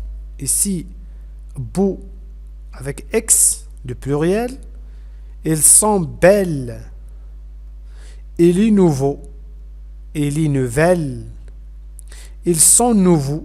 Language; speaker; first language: French; non-native, fluent; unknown